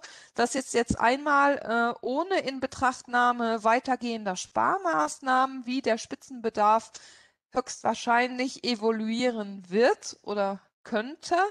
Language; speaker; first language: German; non-native, local second language; Luxembourgish